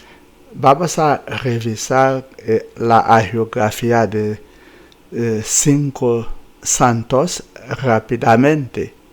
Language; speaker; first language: Spanish; non-native, fluent; Haitian Creole